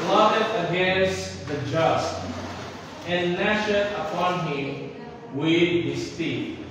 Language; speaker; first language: English; non-native, local second language; Filipino